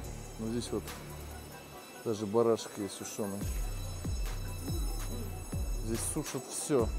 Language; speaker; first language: Russian; native; Russian